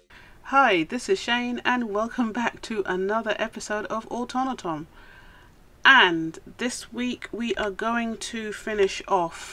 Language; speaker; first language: English; native; English